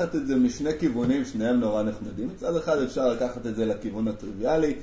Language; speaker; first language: Hebrew; early bilingual, other home language; Amharic